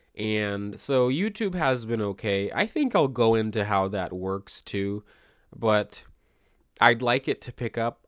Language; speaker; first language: English; native; English